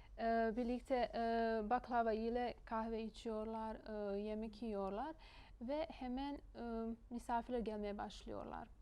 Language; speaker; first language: Turkish; non-native, fluent; Bosnian